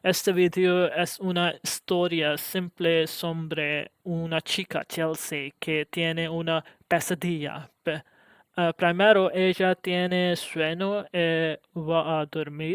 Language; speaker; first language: Spanish; non-native, learner; English